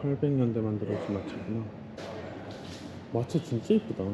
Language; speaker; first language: Korean; native; Korean